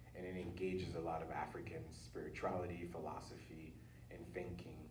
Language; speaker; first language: English; early bilingual, other home language; Haitian Creole